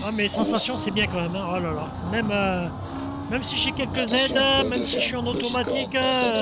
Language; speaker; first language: French; native; French